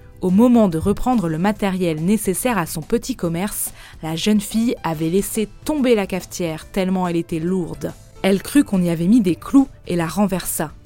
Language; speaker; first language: French; native; French